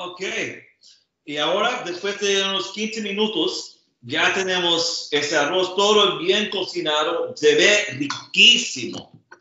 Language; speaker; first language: Spanish; early bilingual, heritage; Spanish